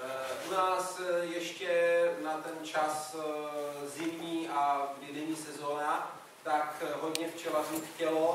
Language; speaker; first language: Russian; non-native, learner; Czech